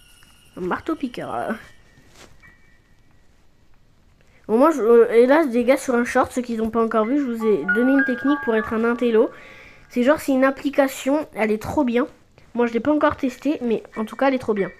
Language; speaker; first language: French; native; French